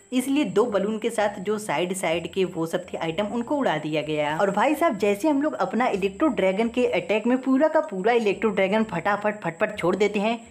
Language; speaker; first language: Hindi; native; Hindi